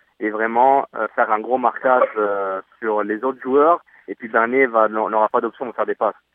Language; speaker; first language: French; native; French